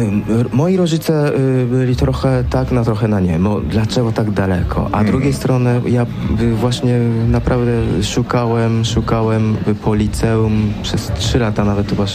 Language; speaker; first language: Polish; non-native, fluent; Japanese